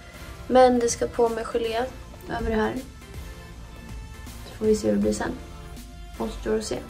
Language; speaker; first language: Swedish; native; Swedish